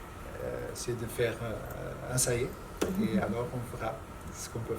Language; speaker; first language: French; non-native, fluent; Portuguese